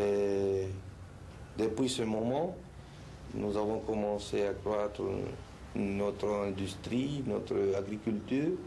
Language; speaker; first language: French; non-native, learner; Spanish